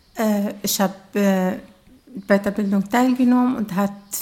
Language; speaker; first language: German; non-native, learner; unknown